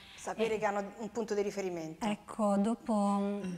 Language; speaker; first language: Italian; non-native, fluent; Albanian